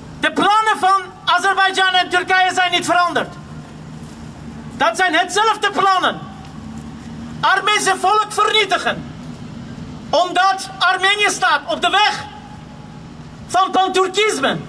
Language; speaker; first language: Dutch; non-native, fluent; Armenian